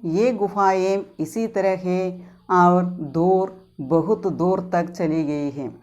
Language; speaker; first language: Hindi; non-native, local second language; Malayalam